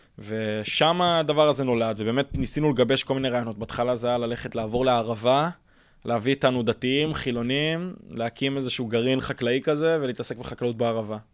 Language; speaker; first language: Hebrew; early bilingual, other home language; English